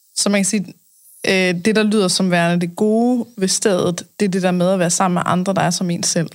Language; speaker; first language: Danish; native; Danish